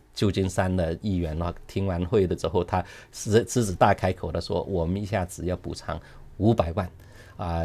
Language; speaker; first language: Chinese; non-native, local second language; Cantonese